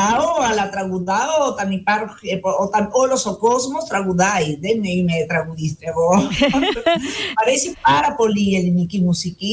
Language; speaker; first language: Greek; non-native, fluent; Spanish